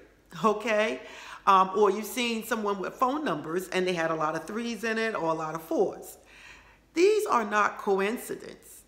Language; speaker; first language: English; native; English